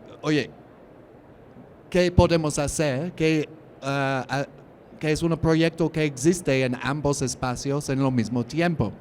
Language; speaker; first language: Spanish; non-native, learner; English